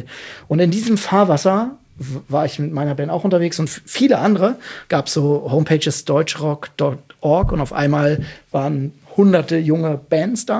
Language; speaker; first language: German; native; German